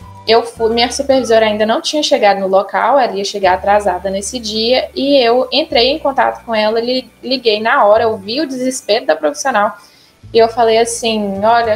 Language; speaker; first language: Portuguese; native; Portuguese